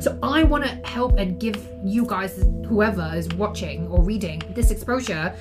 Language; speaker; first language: English; non-native, local second language; Cantonese